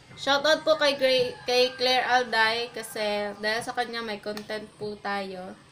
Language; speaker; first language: Filipino; non-native, local second language; Iloko